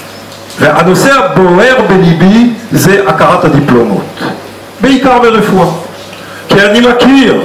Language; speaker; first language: Hebrew; non-native, fluent; French